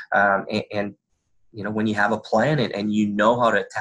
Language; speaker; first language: English; non-native, fluent; French